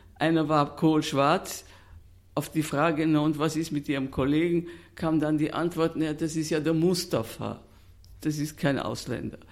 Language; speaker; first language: German; native; German